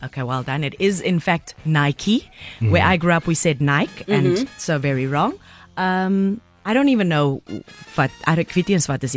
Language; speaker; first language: English; native; English